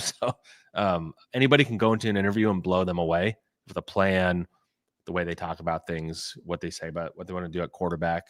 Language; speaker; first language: English; native; English